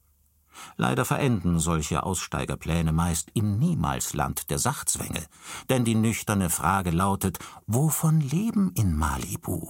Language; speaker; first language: German; native; German